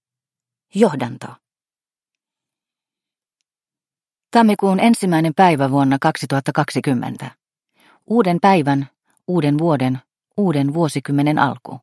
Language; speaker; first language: Finnish; native; Finnish